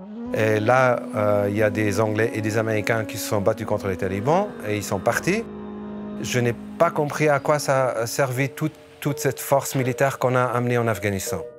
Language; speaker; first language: French; early bilingual, other home language; Persian